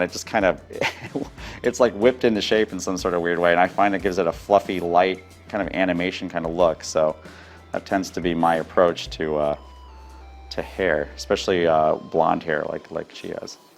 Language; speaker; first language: English; native; English